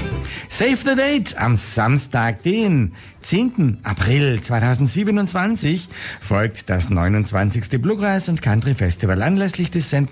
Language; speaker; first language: German; native; German